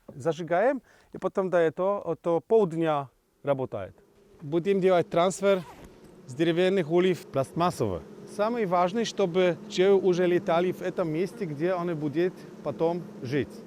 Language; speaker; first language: Russian; non-native, learner; Polish